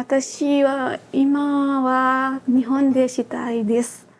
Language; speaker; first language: Japanese; non-native, learner; Nepali